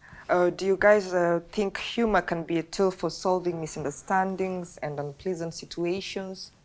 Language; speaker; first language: English; non-native, fluent; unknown